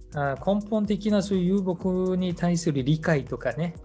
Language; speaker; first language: Japanese; non-native, fluent; Mongolian